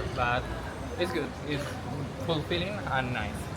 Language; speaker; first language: English; non-native, fluent; Spanish